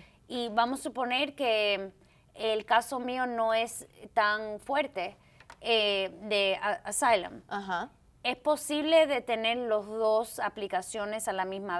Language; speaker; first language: Spanish; early bilingual, heritage; Spanish